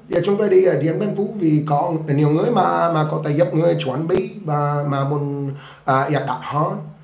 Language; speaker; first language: Vietnamese; non-native, learner; English